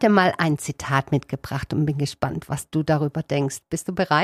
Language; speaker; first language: German; native; German